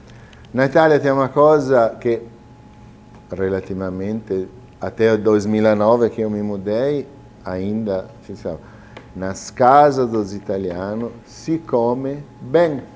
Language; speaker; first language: Portuguese; non-native, fluent; Italian